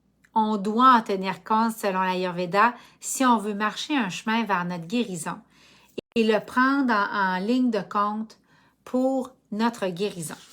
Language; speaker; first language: French; native; French